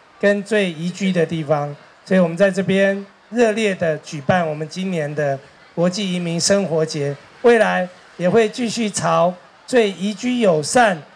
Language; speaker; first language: Chinese; native; Chinese